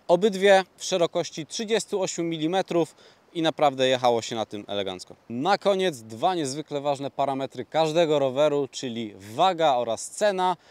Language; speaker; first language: Polish; native; Polish